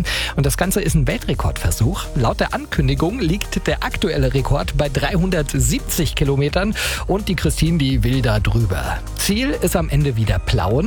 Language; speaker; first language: German; native; German